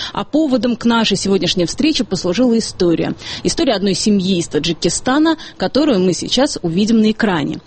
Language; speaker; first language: Russian; native; Russian